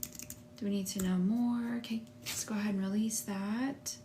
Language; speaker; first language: English; native; English